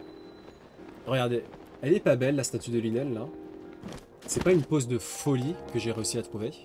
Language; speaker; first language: French; native; French